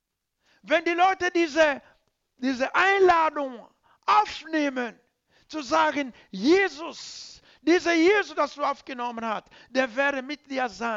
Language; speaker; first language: German; non-native, learner; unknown